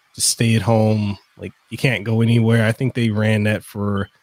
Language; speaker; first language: English; non-native, fluent; Samoan